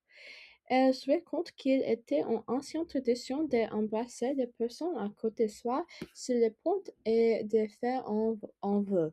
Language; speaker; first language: French; non-native, learner; English